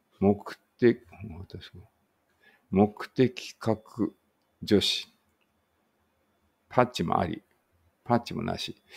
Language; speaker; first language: Japanese; native; Japanese